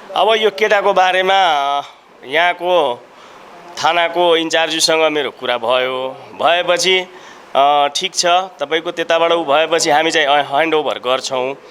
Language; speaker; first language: Nepali; non-native, local second language; Maithili